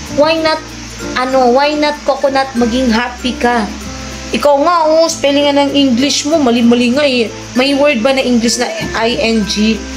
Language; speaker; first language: Filipino; non-native, local second language; Cebuano